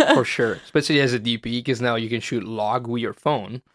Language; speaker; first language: English; non-native, fluent; Italian